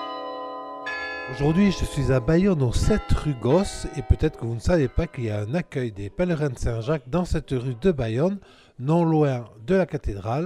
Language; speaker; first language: French; native; French